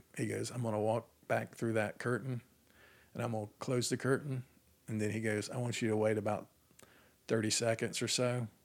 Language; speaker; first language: English; native; English